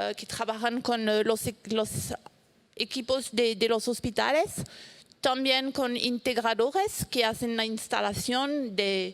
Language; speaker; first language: Spanish; non-native, fluent; French